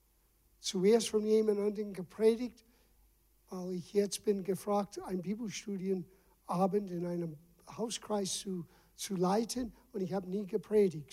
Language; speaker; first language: German; non-native, fluent; English